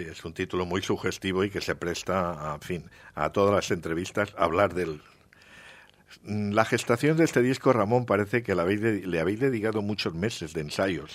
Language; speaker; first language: Spanish; native; Spanish